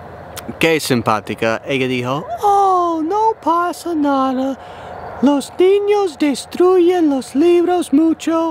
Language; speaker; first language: Spanish; non-native, learner; English